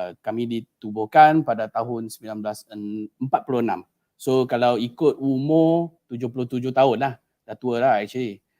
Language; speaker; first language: Malay; non-native, local second language; Chinese